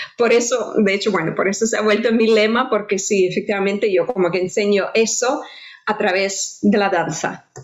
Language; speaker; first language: Spanish; non-native, fluent; Russian